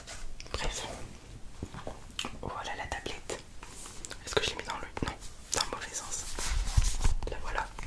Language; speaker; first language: French; native; French